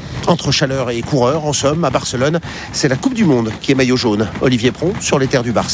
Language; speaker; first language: French; native; French